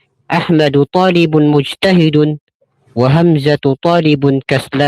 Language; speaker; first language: Arabic; non-native, learner; Filipino